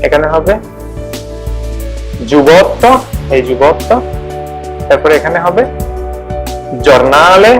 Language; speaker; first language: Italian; non-native, fluent; Bangla